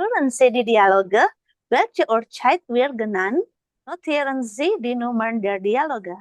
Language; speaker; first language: German; non-native, learner; Indonesian